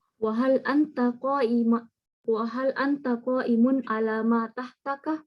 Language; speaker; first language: Arabic; non-native, learner; Indonesian